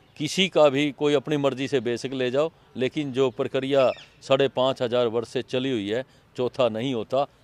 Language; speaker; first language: Hindi; native; Hindi